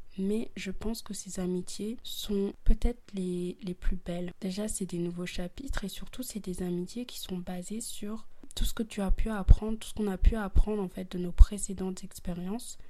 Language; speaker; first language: French; early bilingual, other home language; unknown